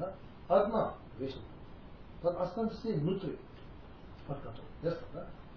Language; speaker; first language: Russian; non-native, learner; Tibetan